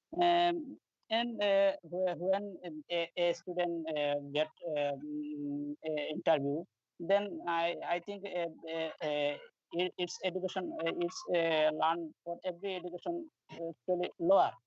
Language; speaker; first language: English; non-native, learner; Bangla